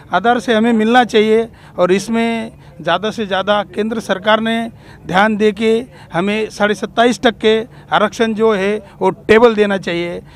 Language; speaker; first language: Hindi; non-native, local second language; Marathi